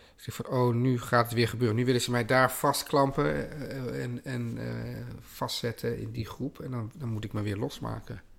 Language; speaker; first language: Dutch; native; Dutch